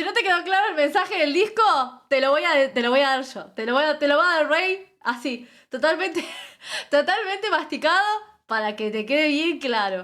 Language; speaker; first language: Spanish; native; Spanish